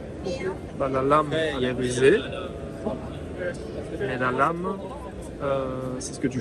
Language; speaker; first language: French; native; French